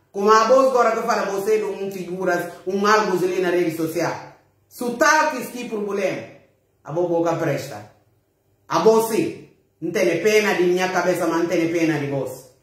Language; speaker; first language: Portuguese; non-native, local second language; Upper Guinea Crioulo